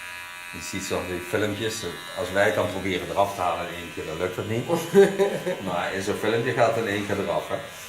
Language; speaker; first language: Dutch; native; Dutch